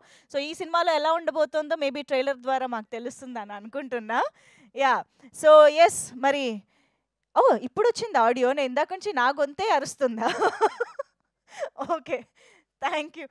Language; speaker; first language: Telugu; native; Telugu